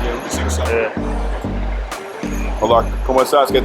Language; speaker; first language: Spanish; non-native, learner; English